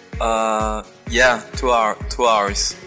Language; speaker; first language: English; non-native, fluent; Chinese